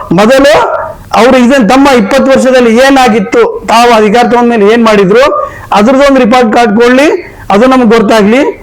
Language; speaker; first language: Kannada; non-native, local second language; Urdu